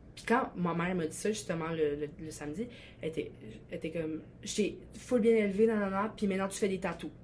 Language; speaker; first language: French; early bilingual, other home language; Albanian